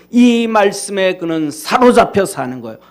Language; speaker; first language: Korean; native; Korean